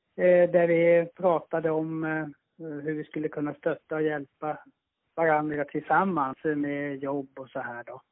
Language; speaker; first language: Swedish; early bilingual, other home language; Finnish